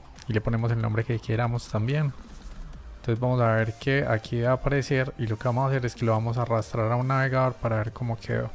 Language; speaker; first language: Spanish; native; Spanish